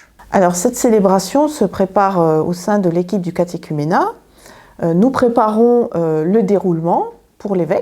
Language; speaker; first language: French; native; French